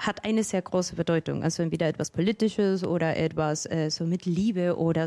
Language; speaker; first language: German; non-native, fluent; Spanish